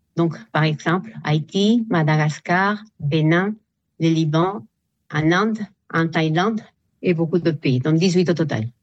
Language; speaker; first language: French; non-native, fluent; Spanish